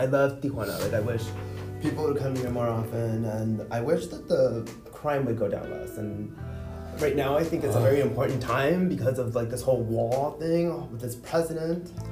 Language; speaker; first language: English; early bilingual, other home language; Spanish